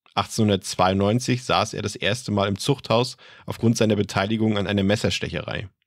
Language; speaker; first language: German; native; German